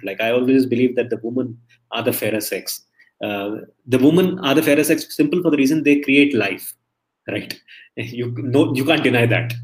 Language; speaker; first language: English; non-native, local second language; Malayalam